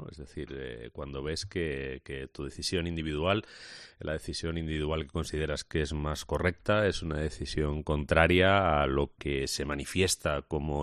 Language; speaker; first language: Spanish; native; Spanish